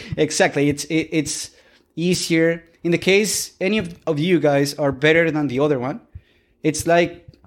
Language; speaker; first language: English; non-native, fluent; Spanish